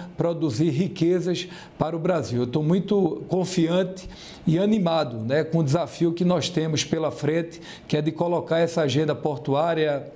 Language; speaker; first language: Portuguese; native; Portuguese